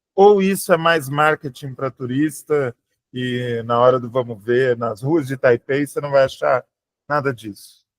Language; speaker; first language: Portuguese; native; Portuguese